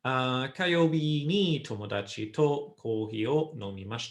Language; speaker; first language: Japanese; non-native, fluent; English